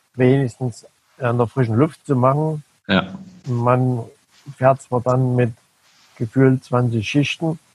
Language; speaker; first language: German; native; German